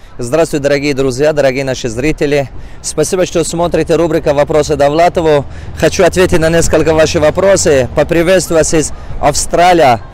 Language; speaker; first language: Russian; non-native, local second language; Tajik